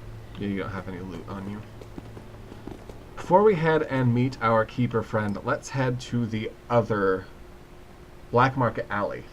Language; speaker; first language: English; native; English